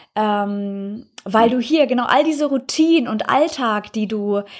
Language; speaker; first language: German; native; German